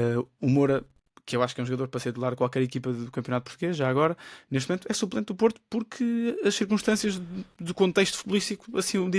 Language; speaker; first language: Portuguese; native; Portuguese